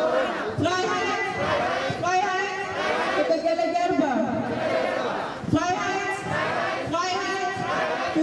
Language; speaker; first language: German; non-native, learner; Oromo